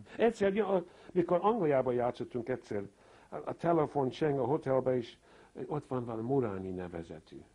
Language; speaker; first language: Hungarian; early bilingual, heritage; Hungarian